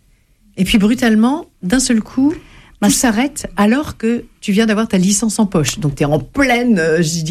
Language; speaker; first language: French; native; French